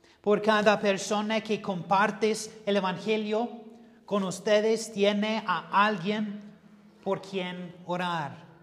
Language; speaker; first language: Spanish; non-native, learner; English